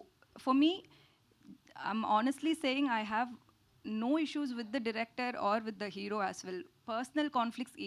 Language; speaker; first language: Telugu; non-native, learner; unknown